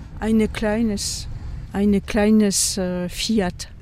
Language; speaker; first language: German; non-native, learner; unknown